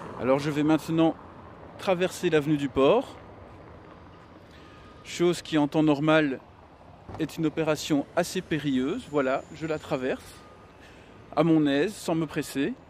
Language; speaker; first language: French; native; French